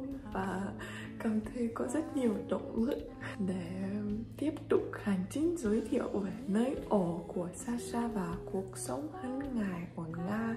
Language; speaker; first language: Vietnamese; non-native, learner; Russian